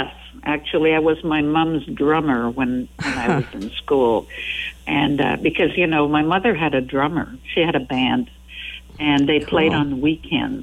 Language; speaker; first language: English; non-native, fluent; French